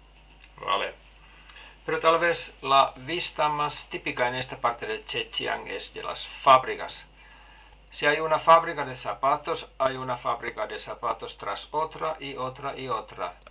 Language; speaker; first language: Spanish; non-native, fluent; Finnish